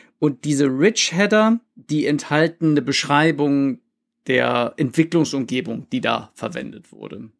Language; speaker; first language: German; native; German